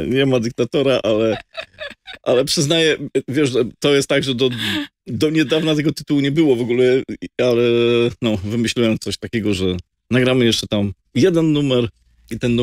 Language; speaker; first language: Polish; native; Polish